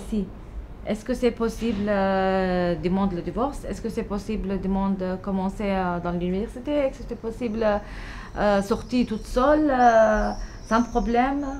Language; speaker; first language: French; non-native, learner; Arabic